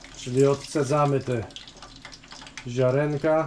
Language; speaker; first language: Polish; native; Polish